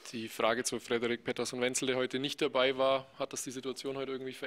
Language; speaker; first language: German; native; German